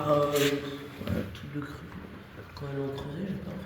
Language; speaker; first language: French; native; French